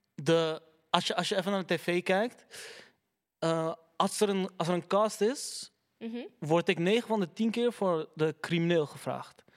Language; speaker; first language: Dutch; early bilingual, other home language; Arabic